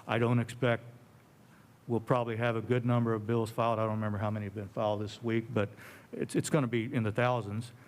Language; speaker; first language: English; native; English